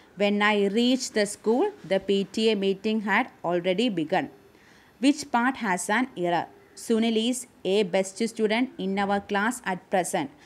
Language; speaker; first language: English; non-native, local second language; Malayalam